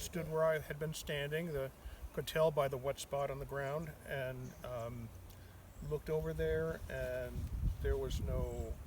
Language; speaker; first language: English; native; English